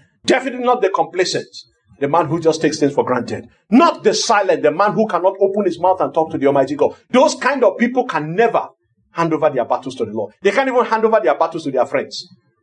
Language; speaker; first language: English; non-native, local second language; Yoruba